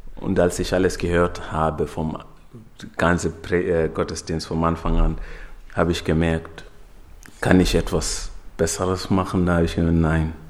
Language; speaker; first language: German; non-native, fluent; Swahili